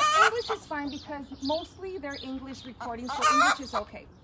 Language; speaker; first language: English; early bilingual, other home language; Spanish